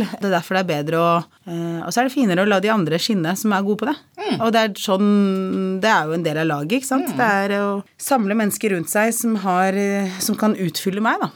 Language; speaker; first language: Norwegian; early bilingual, other home language; Arabic